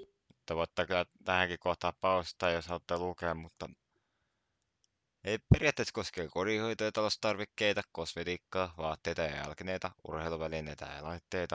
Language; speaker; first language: Finnish; native; Finnish